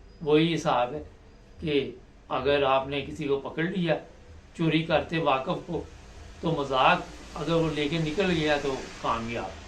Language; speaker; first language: Urdu; native; Urdu